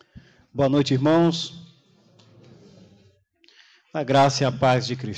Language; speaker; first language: Portuguese; native; Portuguese